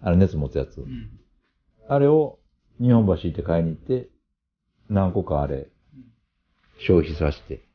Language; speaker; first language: Japanese; native; Japanese